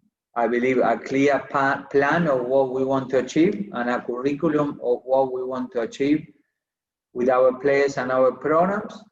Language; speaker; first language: English; non-native, fluent; Spanish